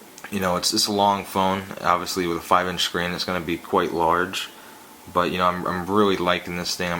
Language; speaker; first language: English; native; English